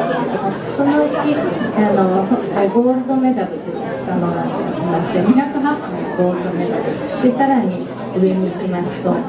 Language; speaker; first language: Japanese; native; Japanese